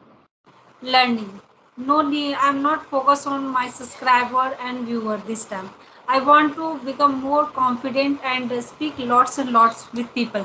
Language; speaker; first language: English; non-native, learner; Hindi